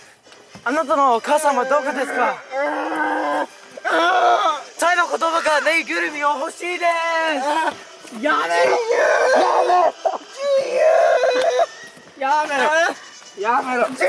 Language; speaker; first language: Japanese; non-native, learner; English